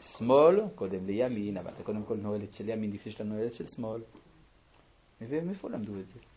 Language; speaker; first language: Hebrew; native; Hebrew